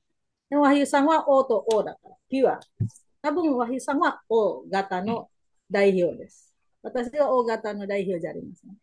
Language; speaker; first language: Japanese; non-native, learner; Indonesian